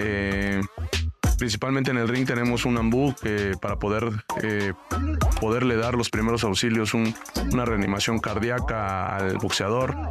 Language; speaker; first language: Spanish; native; Spanish